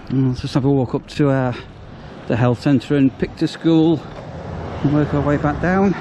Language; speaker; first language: English; native; English